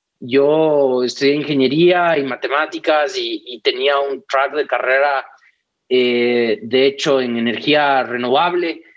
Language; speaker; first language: Spanish; native; Spanish